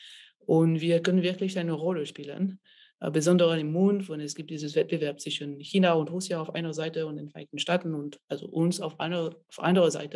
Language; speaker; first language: German; non-native, fluent; French